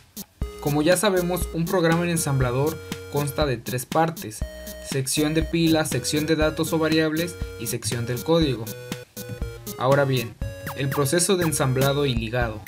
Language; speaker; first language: Spanish; native; Spanish